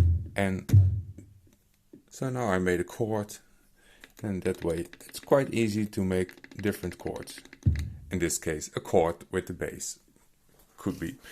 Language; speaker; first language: English; non-native, fluent; Dutch